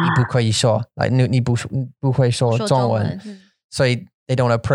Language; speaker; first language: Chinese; non-native, learner; English